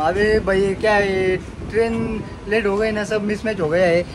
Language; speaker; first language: Hindi; non-native, local second language; Marathi